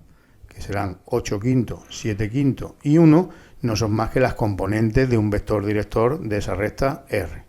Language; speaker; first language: Spanish; native; Spanish